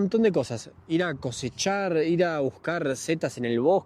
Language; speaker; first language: Spanish; native; Spanish